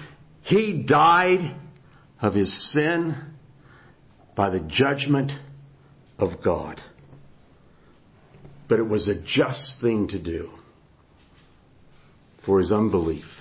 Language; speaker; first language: English; native; English